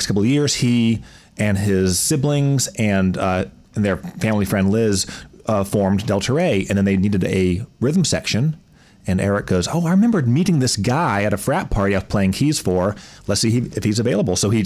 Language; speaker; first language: English; native; English